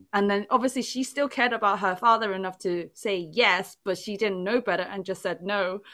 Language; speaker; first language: English; early bilingual, other home language; Cantonese